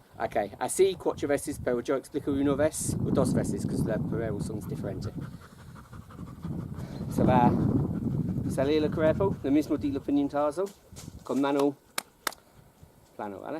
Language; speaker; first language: Spanish; non-native, learner; English